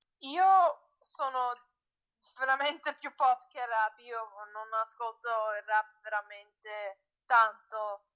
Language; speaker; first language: Italian; early bilingual, heritage; English